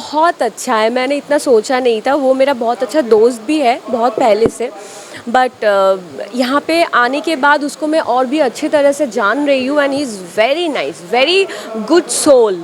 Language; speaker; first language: Hindi; non-native, local second language; Bangla